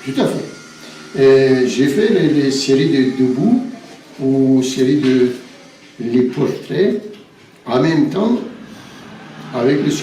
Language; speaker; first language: French; non-native, learner; Turkish